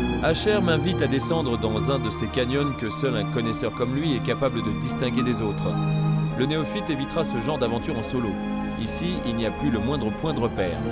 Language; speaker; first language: French; native; French